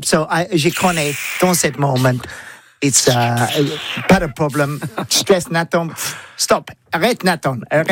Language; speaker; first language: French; non-native, learner; English